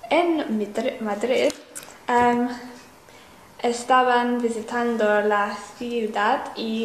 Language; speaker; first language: Spanish; non-native, learner; English